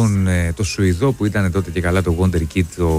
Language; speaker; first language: Greek; native; Greek